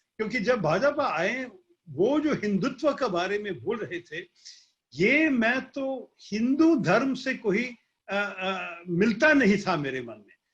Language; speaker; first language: Hindi; non-native, local second language; Malayalam